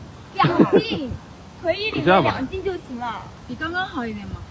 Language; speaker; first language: Chinese; native; Chinese